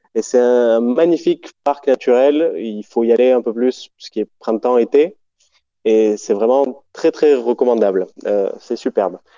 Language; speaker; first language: French; native; French